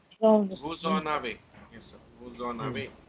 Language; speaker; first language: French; non-native, learner; Hindi